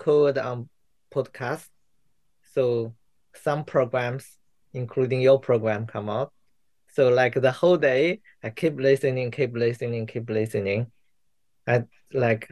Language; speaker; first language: English; non-native, learner; Chinese